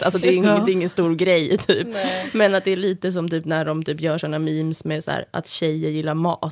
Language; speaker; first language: Swedish; native; Swedish